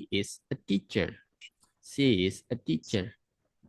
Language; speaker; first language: English; non-native, fluent; Indonesian